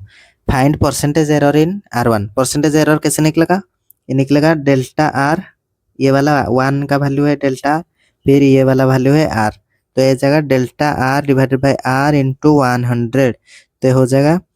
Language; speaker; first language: Hindi; native; Hindi